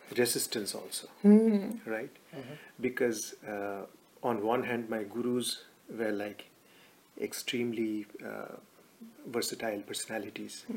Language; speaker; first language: English; non-native, local second language; Bangla